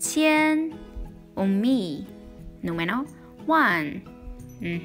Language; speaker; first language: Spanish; non-native, learner; Chinese